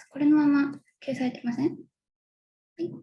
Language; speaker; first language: Japanese; native; Japanese